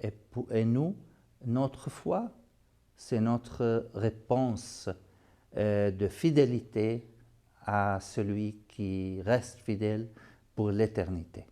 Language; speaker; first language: French; non-native, fluent; Arabic